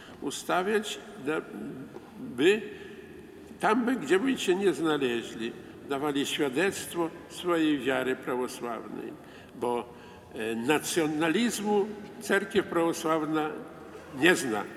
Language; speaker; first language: Polish; non-native, local second language; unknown